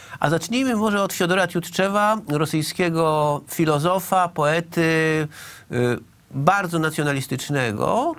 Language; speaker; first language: Polish; native; Polish